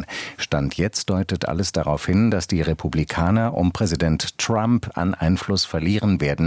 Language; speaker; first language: German; native; German